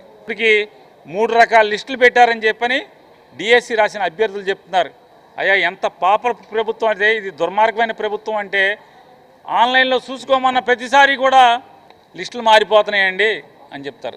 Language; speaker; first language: Telugu; native; Telugu